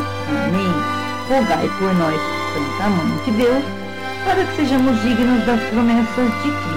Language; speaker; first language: Portuguese; native; Portuguese